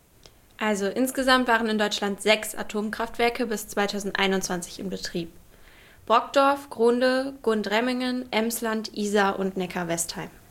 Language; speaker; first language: German; native; German